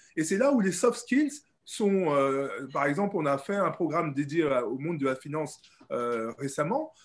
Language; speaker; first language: French; native; French